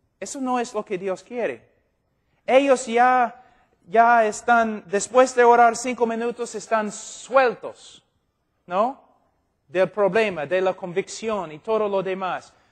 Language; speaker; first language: Spanish; non-native, fluent; English